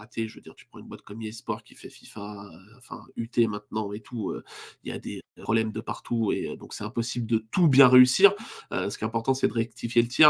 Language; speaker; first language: French; native; French